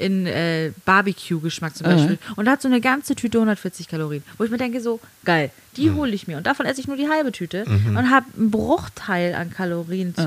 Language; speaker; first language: German; native; German